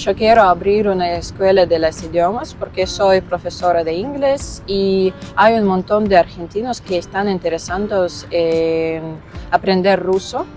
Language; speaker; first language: Spanish; non-native, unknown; Russian